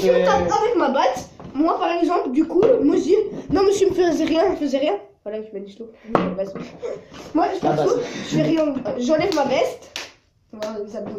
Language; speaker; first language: French; native; French